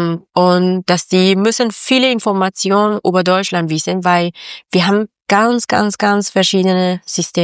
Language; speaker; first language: German; non-native, learner; Persian